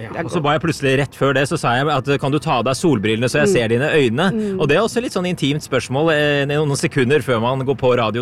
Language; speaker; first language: Norwegian; native; Norwegian